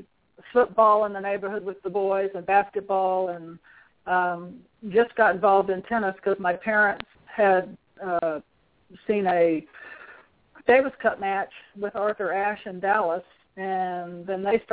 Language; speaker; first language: English; native; English